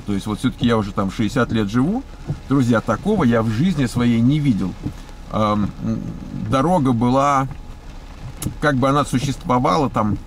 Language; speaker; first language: Russian; native; Russian